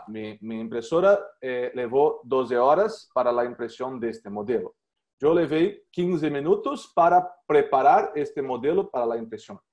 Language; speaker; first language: Spanish; non-native, learner; Portuguese